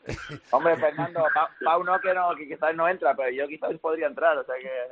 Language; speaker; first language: Spanish; native; Spanish